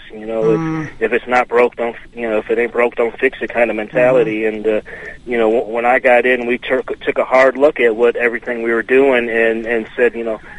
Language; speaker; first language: English; native; English